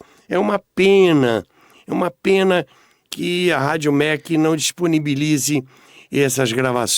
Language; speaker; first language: Portuguese; native; Portuguese